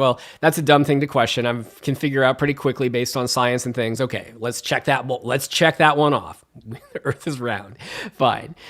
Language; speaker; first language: English; native; English